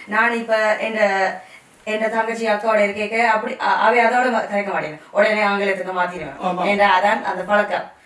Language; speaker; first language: Tamil; early bilingual, heritage; Tamil